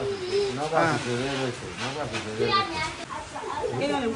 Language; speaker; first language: Spanish; non-native, local second language; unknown